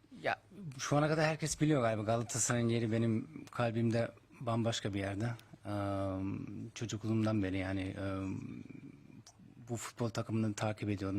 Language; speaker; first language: Turkish; early bilingual, heritage; Turkish